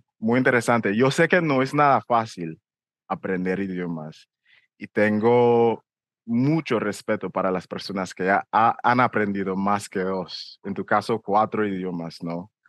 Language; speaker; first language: Spanish; non-native, fluent; English